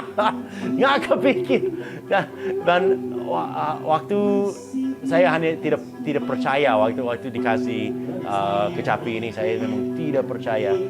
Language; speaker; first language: Indonesian; non-native, fluent; English